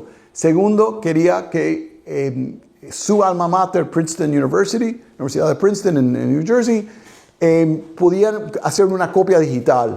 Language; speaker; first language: Spanish; non-native, fluent; English